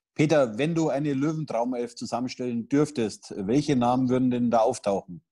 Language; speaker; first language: German; native; German